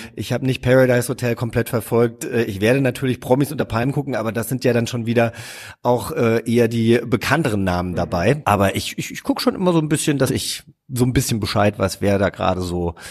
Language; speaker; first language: German; native; German